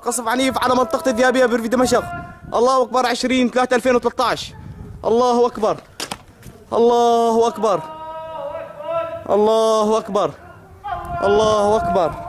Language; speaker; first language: Arabic; native; Arabic